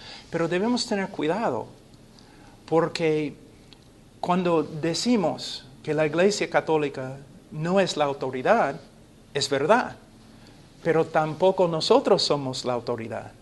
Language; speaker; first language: Spanish; non-native, fluent; English